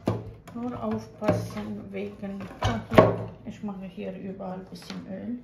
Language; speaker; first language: German; non-native, fluent; Croatian